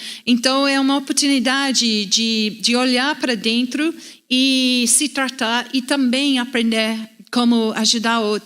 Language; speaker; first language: Portuguese; non-native, fluent; English